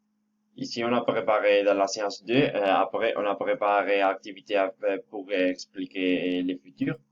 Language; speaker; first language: French; non-native, fluent; Spanish